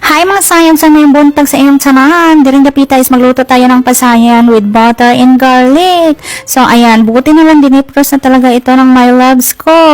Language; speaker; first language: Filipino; non-native, local second language; Cebuano